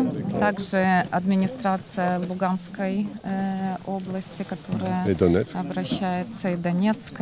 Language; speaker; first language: Russian; native; Russian